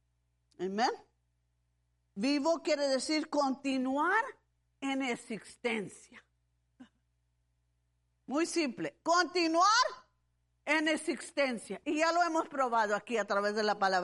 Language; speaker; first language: Spanish; early bilingual, heritage; Spanish